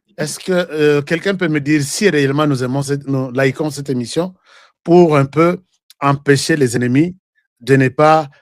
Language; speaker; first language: French; non-native, local second language; Lingala